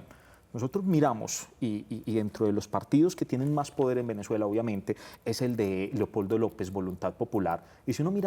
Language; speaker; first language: Spanish; native; Spanish